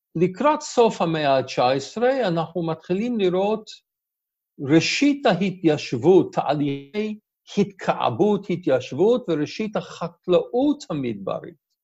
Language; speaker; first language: Hebrew; non-native, fluent; English